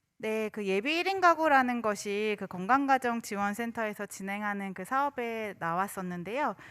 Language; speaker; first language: Korean; native; Korean